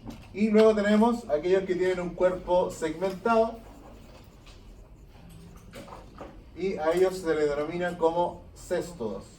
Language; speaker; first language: Spanish; native; Spanish